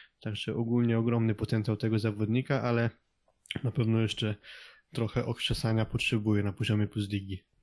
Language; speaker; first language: Polish; native; Polish